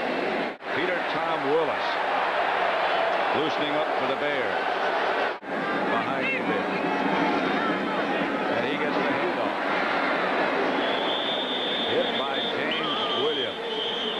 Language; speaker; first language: English; native; English